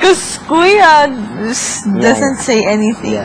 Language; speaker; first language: English; non-native, local second language; Filipino